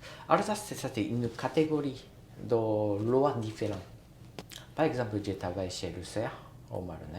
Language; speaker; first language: French; non-native, learner; Japanese